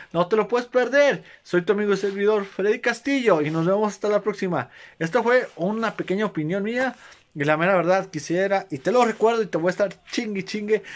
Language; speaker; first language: Spanish; native; Spanish